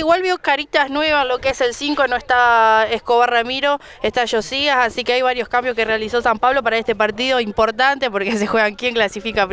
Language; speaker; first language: Spanish; native; Spanish